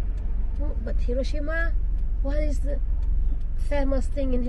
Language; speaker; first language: English; non-native, learner; Indonesian